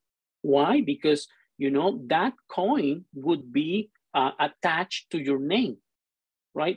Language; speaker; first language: English; non-native, fluent; Spanish